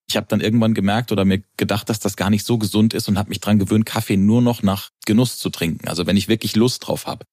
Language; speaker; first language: German; native; German